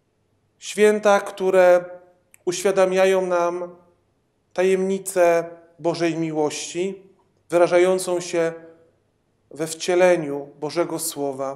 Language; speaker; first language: Polish; native; Polish